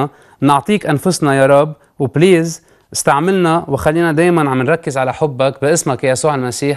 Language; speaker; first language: Arabic; native; Arabic